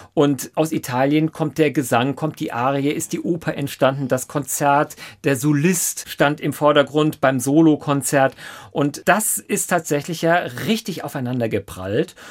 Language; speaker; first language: German; native; German